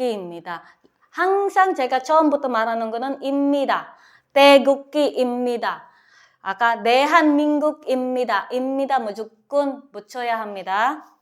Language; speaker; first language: Korean; non-native, learner; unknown